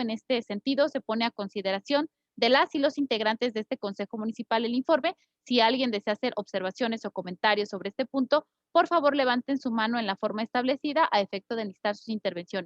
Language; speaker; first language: Spanish; native; Spanish